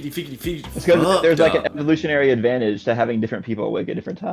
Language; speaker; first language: English; native; English